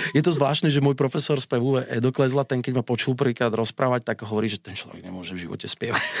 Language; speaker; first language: Slovak; native; Slovak